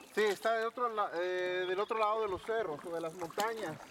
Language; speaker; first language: Spanish; native; Spanish